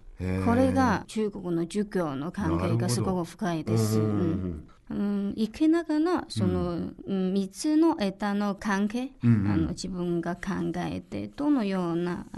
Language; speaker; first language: Japanese; non-native, learner; Chinese